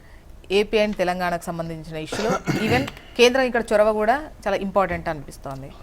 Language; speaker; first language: Telugu; native; Telugu